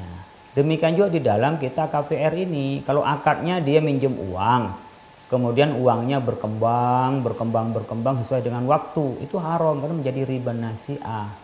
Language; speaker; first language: Indonesian; native; Indonesian